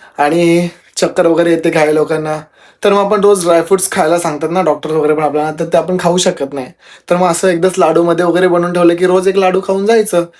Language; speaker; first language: Marathi; non-native, local second language; Telugu